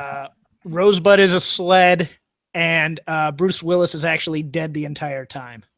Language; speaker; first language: English; native; English